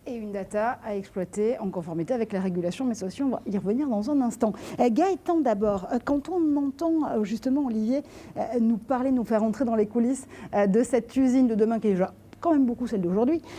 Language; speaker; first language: French; native; French